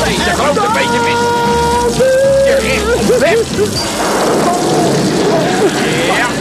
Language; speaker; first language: Dutch; native; Dutch